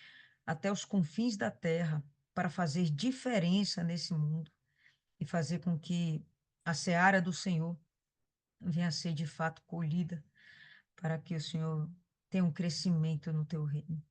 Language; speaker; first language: Portuguese; native; Portuguese